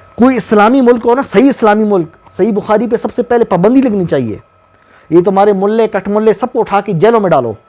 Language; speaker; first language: Urdu; non-native, local second language; Northern Hindko